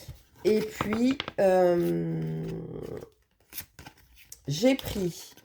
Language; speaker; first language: French; native; French